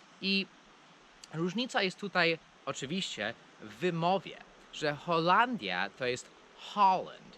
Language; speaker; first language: Polish; non-native, fluent; English